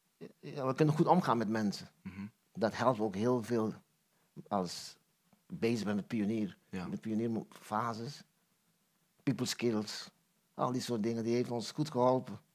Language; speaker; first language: Dutch; non-native, local second language; Papiamento